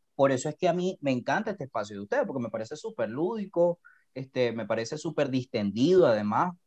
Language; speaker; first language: Spanish; native; Spanish